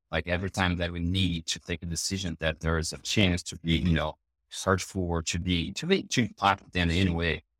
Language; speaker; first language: English; non-native, fluent; Portuguese